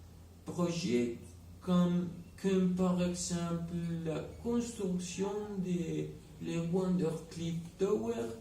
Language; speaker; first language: French; non-native, learner; Spanish